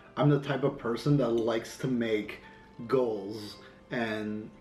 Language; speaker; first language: English; native; English